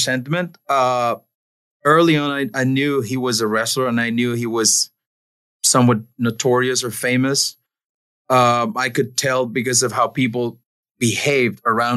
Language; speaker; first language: English; non-native, fluent; Spanish